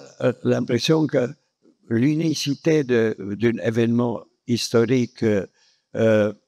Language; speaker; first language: French; non-native, fluent; Romanian